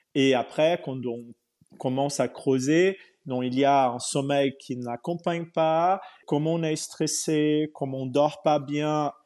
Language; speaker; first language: French; non-native, fluent; Portuguese